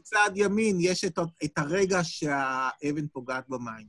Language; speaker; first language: Hebrew; native; Hebrew